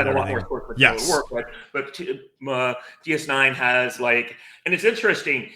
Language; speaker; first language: English; native; English